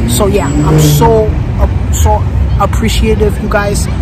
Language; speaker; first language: English; native; English